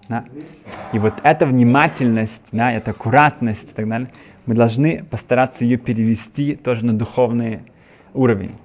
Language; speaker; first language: Russian; native; Russian